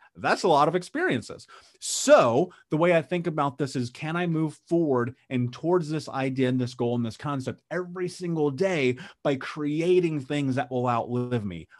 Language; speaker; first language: English; native; English